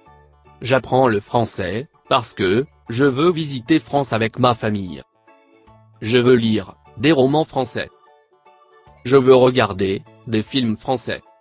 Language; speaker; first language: French; non-native, learner; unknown